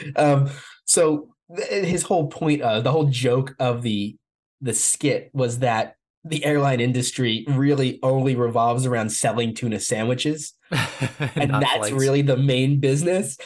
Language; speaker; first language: English; native; English